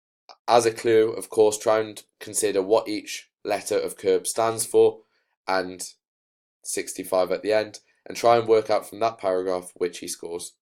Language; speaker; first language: English; native; English